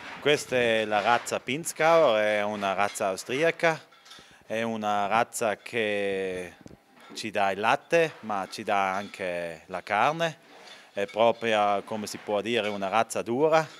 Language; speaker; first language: Italian; non-native, local second language; German